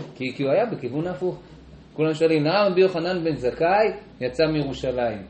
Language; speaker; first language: Hebrew; native; Hebrew